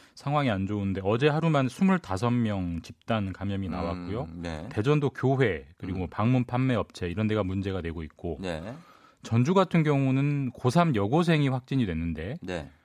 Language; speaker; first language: Korean; native; Korean